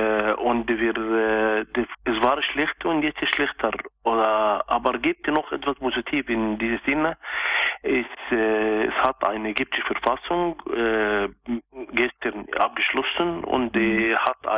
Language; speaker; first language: German; non-native, local second language; Arabic